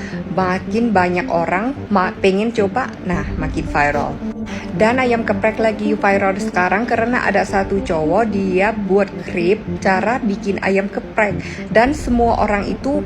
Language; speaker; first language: Indonesian; non-native, learner; Thai